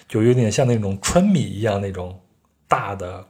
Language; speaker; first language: Chinese; native; Chinese